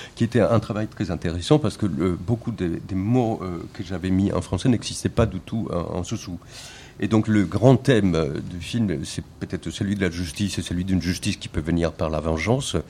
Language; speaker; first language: French; non-native, fluent; Spanish